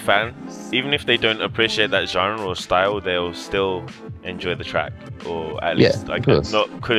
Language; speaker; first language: English; native; English